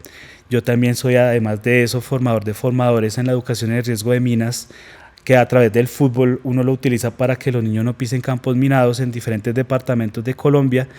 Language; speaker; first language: Spanish; native; Spanish